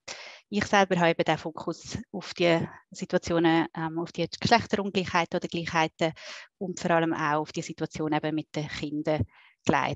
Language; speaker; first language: German; native; German